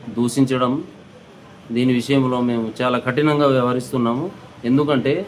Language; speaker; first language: Telugu; non-native, local second language; Lambadi